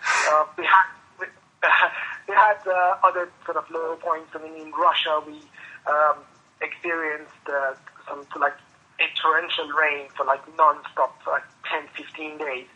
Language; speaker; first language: English; non-native, fluent; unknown